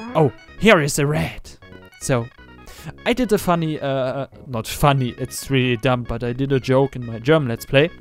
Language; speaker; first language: English; non-native, learner; German